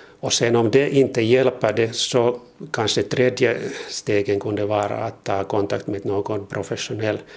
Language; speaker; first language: Swedish; non-native, learner; Finnish